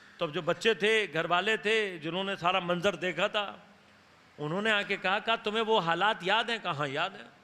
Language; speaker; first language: Urdu; native; Urdu